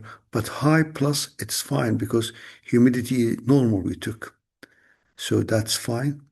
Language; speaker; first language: English; non-native, fluent; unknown